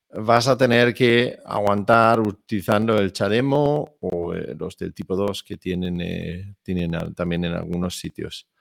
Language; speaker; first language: Spanish; non-native, fluent; Danish